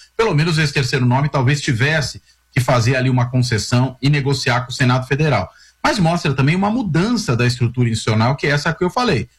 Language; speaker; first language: Portuguese; native; Portuguese